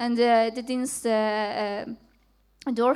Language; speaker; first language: Dutch; non-native, fluent; Persian